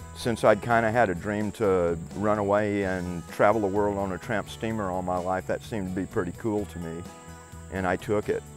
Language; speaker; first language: English; native; English